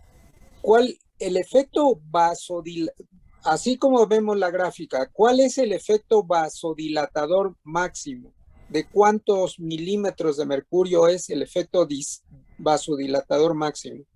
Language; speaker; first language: Spanish; native; Spanish